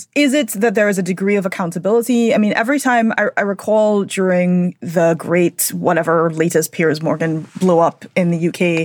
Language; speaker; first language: English; native; English